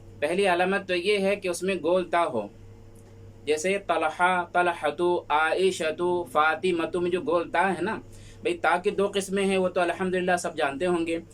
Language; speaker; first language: Urdu; native; Urdu